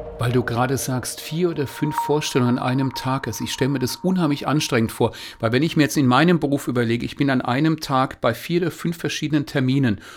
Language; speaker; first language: German; native; German